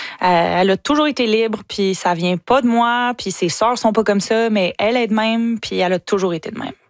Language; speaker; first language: French; native; French